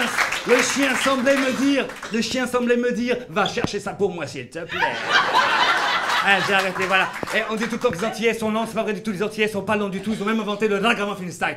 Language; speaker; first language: French; native; French